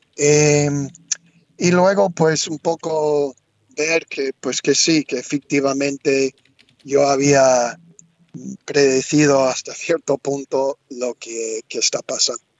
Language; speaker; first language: Spanish; non-native, fluent; English